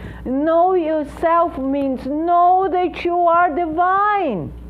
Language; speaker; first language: English; non-native, fluent; Portuguese